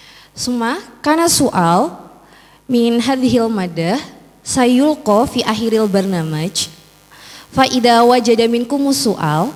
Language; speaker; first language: Arabic; non-native, fluent; Indonesian